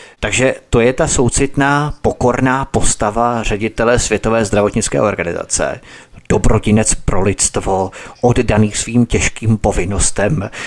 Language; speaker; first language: Czech; native; Czech